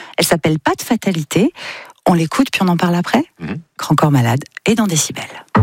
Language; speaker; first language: French; native; French